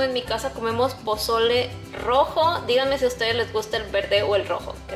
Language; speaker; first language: Spanish; native; Spanish